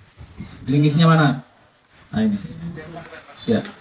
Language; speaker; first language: Indonesian; native; Indonesian